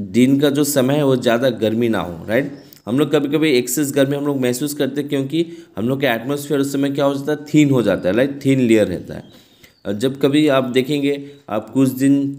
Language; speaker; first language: Hindi; non-native, local second language; Bangla